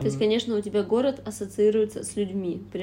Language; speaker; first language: Russian; native; Russian